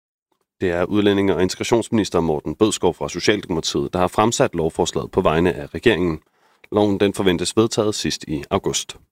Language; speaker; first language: Danish; native; Danish